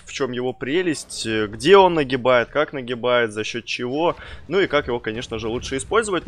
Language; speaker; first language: Russian; native; Russian